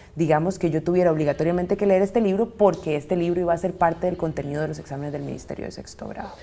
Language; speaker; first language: Spanish; native; Spanish